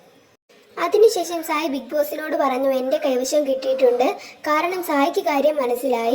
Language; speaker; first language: Malayalam; native; Malayalam